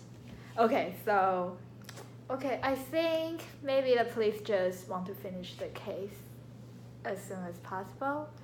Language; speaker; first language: English; non-native, learner; Chinese